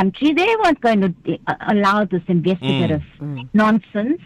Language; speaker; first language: English; native; English